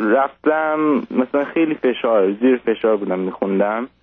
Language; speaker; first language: Persian; early bilingual, heritage; Persian